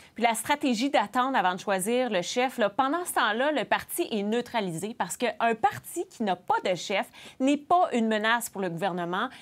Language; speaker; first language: French; native; French